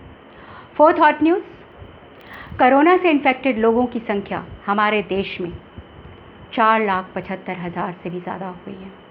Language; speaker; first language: Hindi; native; Hindi